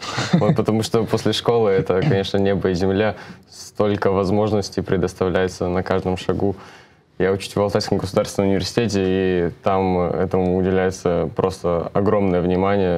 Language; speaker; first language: Russian; native; Russian